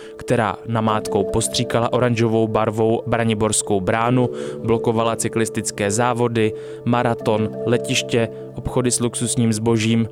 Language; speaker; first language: Czech; native; Czech